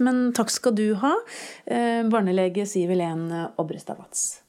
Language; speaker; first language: Norwegian; native; Norwegian